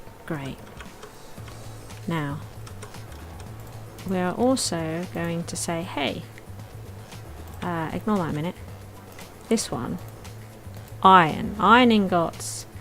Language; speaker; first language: English; native; English